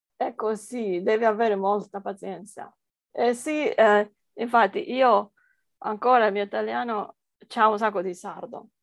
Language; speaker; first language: Italian; non-native, fluent; Spanish